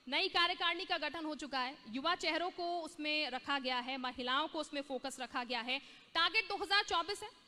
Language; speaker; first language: Hindi; native; Hindi